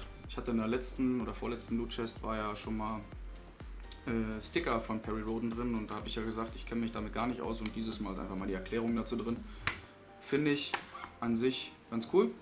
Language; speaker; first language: German; native; German